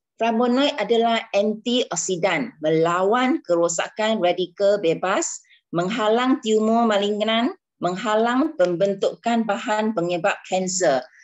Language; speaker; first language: Malay; non-native, local second language; Chinese